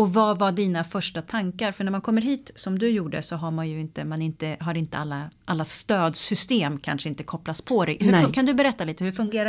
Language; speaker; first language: Swedish; native; Swedish